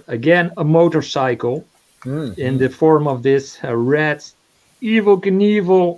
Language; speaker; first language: English; non-native, fluent; Dutch